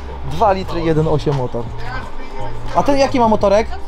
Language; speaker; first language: Polish; native; Polish